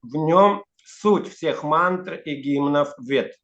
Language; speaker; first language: Russian; native; Russian